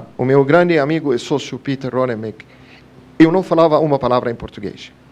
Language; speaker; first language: Portuguese; non-native, fluent; Arabic